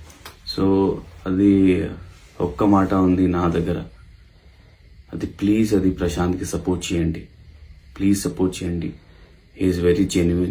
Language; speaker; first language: Telugu; non-native, local second language; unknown